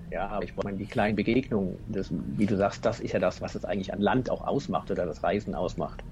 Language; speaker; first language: German; native; German